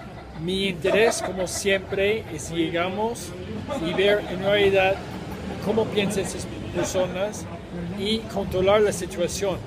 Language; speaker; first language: Spanish; non-native, fluent; English